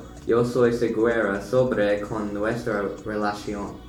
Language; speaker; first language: Spanish; non-native, learner; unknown